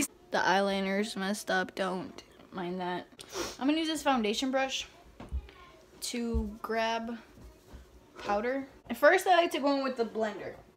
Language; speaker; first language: English; early bilingual, other home language; Spanish